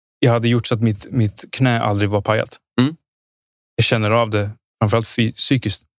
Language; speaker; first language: Swedish; early bilingual, other home language; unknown